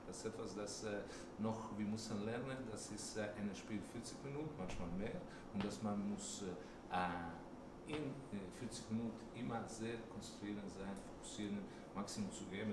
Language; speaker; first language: German; non-native, learner; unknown